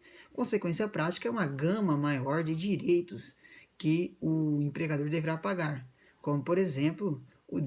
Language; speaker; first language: Portuguese; native; Portuguese